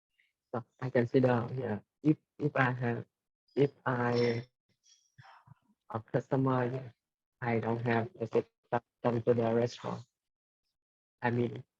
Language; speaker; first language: English; non-native, learner; Vietnamese